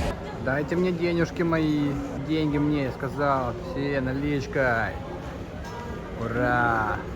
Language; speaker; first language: Russian; native; Russian